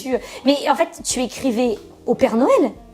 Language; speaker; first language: French; native; French